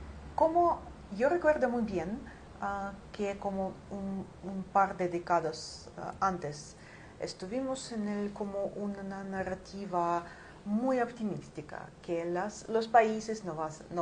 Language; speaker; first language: Spanish; non-native, fluent; Ukrainian